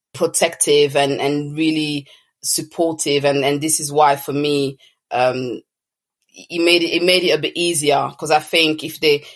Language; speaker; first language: English; early bilingual, other home language; French